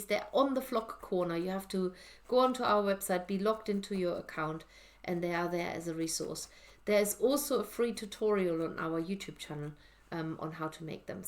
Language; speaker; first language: English; native; English